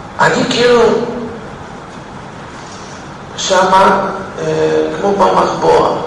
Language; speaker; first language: Hebrew; non-native, fluent; Russian